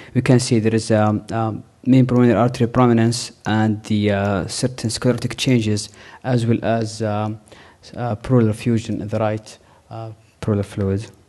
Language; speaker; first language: English; non-native, fluent; Arabic